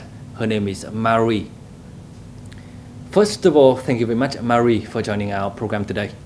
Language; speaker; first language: English; non-native, fluent; Vietnamese